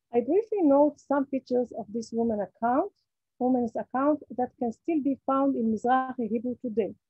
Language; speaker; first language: English; non-native, fluent; Hebrew